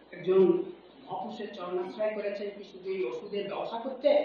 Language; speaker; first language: Bangla; native; Bangla